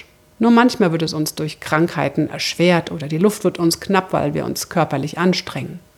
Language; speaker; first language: German; native; German